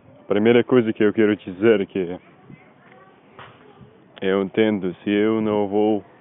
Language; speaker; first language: Portuguese; non-native, learner; Spanish